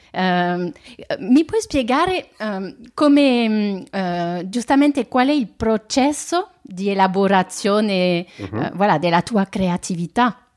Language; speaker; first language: Italian; non-native, fluent; French